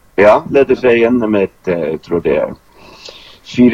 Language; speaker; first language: Danish; non-native, local second language; Faroese